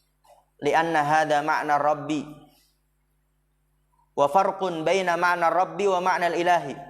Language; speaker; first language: Arabic; non-native, fluent; Indonesian